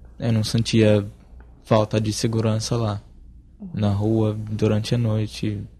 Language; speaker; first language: Portuguese; non-native, fluent; Arabic